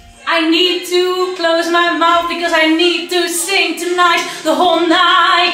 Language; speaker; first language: English; non-native, fluent; Dutch